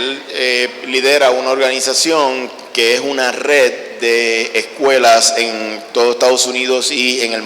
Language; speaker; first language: Spanish; non-native, fluent; Portuguese